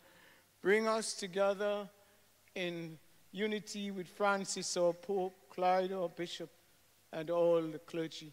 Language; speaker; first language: English; native; English